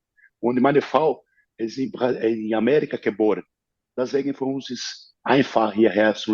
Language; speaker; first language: German; non-native, fluent; Portuguese